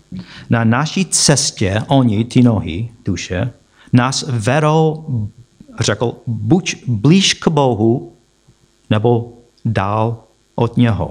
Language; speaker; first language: Czech; non-native, fluent; English